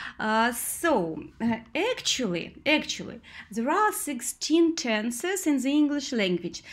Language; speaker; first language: English; non-native, fluent; Russian